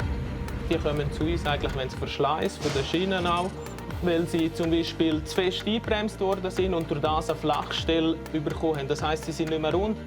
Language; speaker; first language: German; native; German